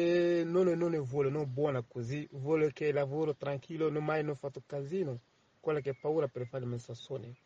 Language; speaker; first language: Italian; non-native, learner; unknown